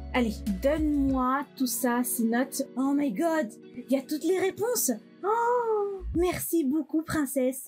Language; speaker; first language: French; native; French